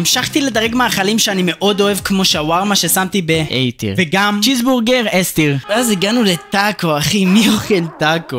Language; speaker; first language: Hebrew; native; Hebrew